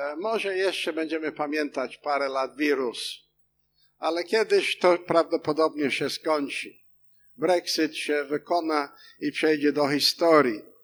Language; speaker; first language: Polish; non-native, fluent; English